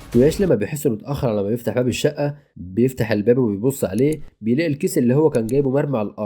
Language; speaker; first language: Arabic; native; Arabic